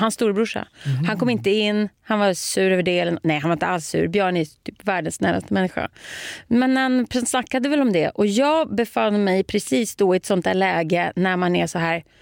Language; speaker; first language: Swedish; native; Swedish